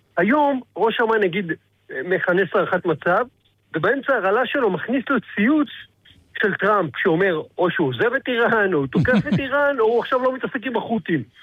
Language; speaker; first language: Hebrew; native; Hebrew